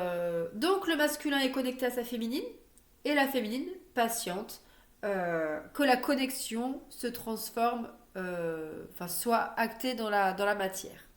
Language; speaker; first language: French; native; French